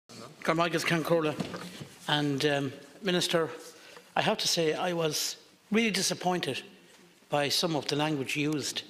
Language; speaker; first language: English; native; English